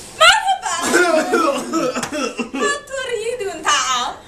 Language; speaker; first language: Arabic; non-native, learner; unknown